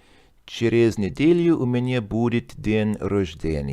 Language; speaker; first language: Russian; non-native, learner; English